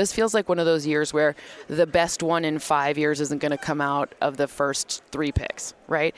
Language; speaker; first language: English; native; English